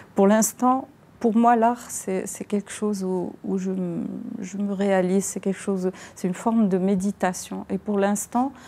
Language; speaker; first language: French; non-native, local second language; Arabic